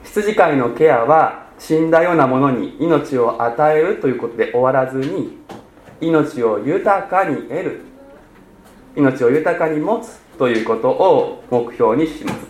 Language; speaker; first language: Japanese; native; Japanese